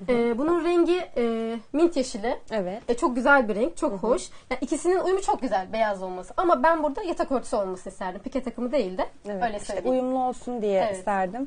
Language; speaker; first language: Turkish; native; Turkish